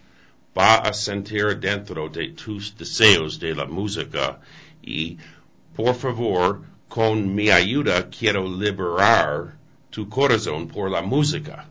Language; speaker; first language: Spanish; non-native, learner; English